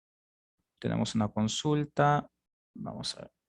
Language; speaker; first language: Spanish; native; Spanish